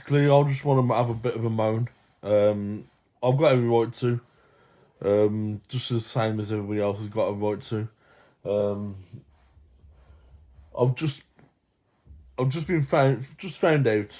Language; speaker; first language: English; native; English